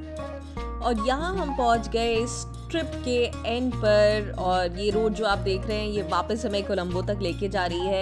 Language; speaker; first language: Hindi; native; Hindi